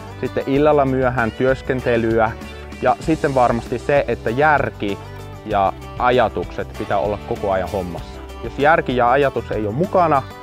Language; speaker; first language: Finnish; non-native, fluent; German